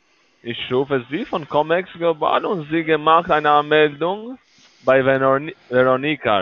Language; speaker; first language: German; non-native, learner; Spanish